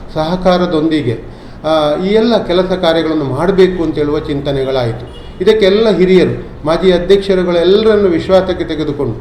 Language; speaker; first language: Kannada; non-native, local second language; Tulu